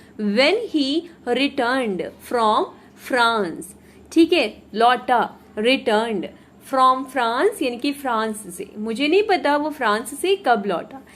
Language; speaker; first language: Hindi; native; Hindi